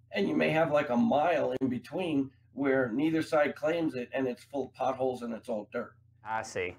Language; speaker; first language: English; native; English